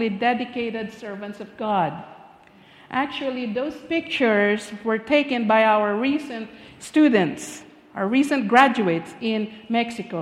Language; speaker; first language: English; non-native, local second language; Filipino